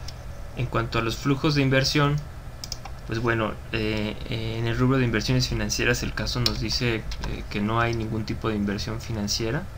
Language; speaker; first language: Spanish; native; Spanish